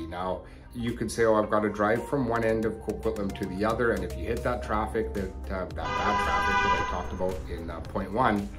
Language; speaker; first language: English; native; English